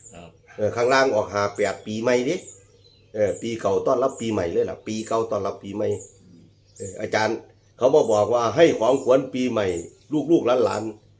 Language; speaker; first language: Thai; native; Thai